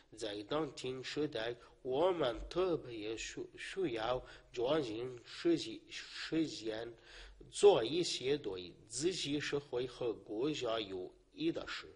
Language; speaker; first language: Chinese; non-native, learner; Arabic